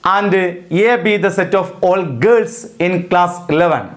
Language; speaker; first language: English; non-native, local second language; Malayalam